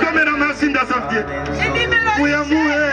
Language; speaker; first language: French; non-native, local second language; Rundi